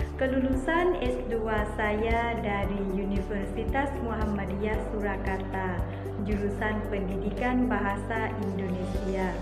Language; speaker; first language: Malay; non-native, fluent; Thai